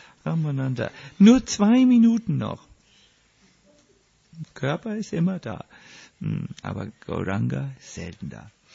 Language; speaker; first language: German; native; German